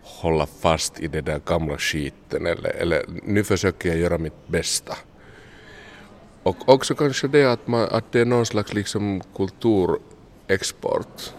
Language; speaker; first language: Swedish; non-native, local second language; Finnish